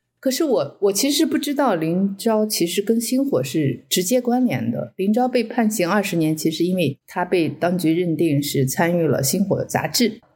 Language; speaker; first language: Chinese; native; Chinese